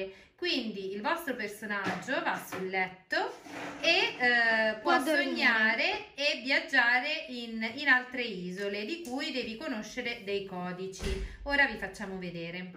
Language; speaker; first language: Italian; native; Italian